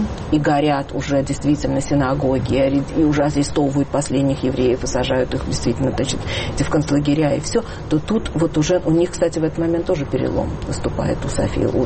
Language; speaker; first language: Russian; native; Russian